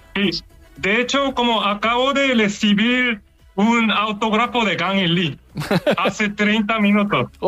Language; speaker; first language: Spanish; non-native, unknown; Korean